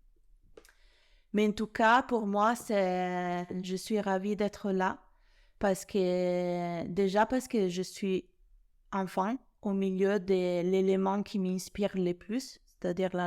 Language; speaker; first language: French; non-native, fluent; Italian